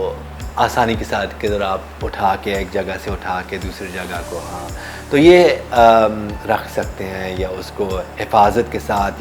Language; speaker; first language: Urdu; early bilingual, heritage; Urdu